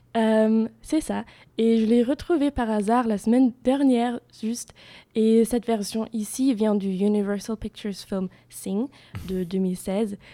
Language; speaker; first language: French; non-native, fluent; German